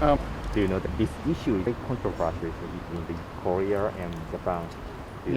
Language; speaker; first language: English; non-native, fluent; Japanese